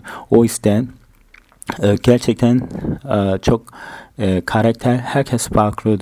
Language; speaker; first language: Turkish; non-native, fluent; Korean